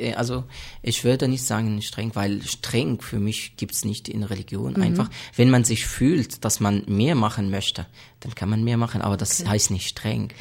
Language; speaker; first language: German; non-native, fluent; Arabic